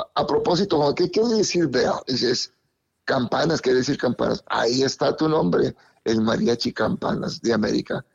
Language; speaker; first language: Spanish; early bilingual, heritage; Spanish